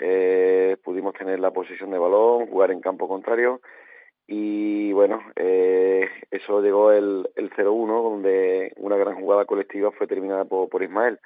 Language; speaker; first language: Spanish; native; Spanish